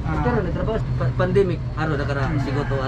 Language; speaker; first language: Japanese; non-native, learner; Cebuano